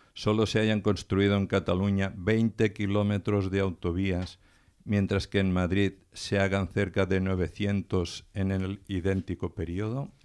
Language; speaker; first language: Spanish; non-native, local second language; Catalan